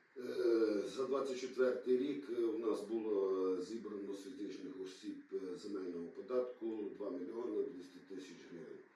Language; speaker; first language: Ukrainian; native; Ukrainian